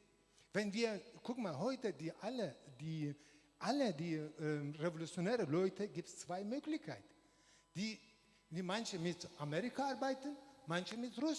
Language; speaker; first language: German; non-native, learner; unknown